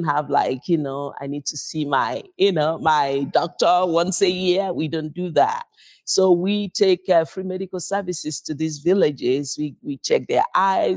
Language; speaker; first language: English; non-native, local second language; Igbo